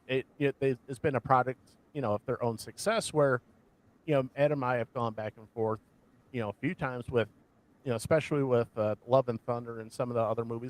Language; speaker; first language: English; native; English